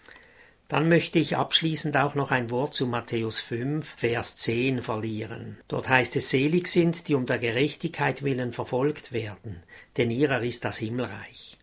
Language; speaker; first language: German; native; German